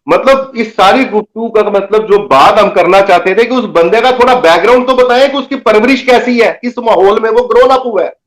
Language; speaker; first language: Urdu; non-native, local second language; Punjabi